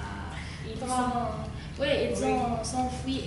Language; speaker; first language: French; non-native, learner; Arabic